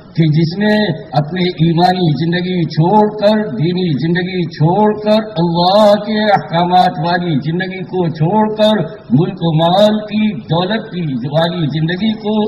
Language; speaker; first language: Urdu; native; Urdu